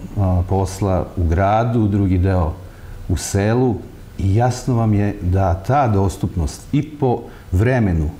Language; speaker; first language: Serbian; native; Serbian